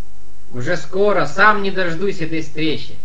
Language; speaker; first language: Russian; native; Russian